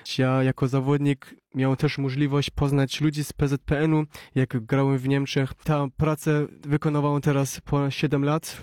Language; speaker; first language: Polish; early bilingual, heritage; Polish